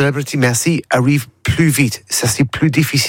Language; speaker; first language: French; non-native, learner; English